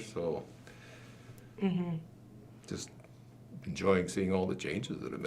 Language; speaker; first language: English; native; English